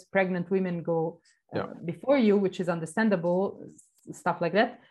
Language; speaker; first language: English; non-native, fluent; Italian